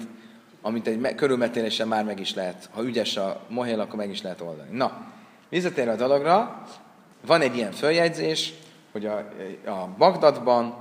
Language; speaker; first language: Hungarian; native; Hungarian